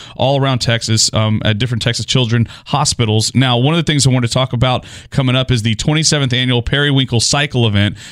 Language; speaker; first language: English; native; English